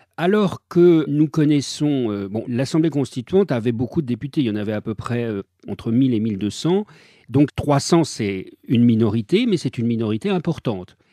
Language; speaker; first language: French; native; French